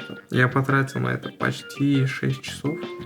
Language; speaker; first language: Russian; native; Russian